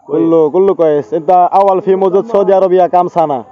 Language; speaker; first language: Arabic; non-native, learner; Bangla